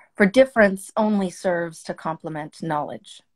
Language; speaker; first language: English; early bilingual, other home language; French